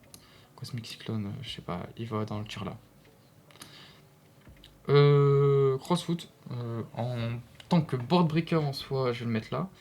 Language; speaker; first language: French; native; French